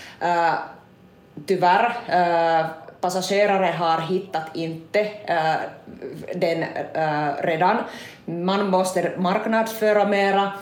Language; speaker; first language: Swedish; non-native, local second language; Finnish